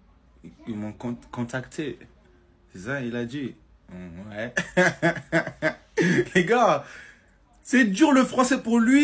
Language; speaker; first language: French; native; French